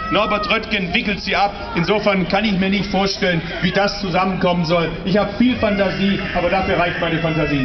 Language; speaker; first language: German; early bilingual, other home language; Turkish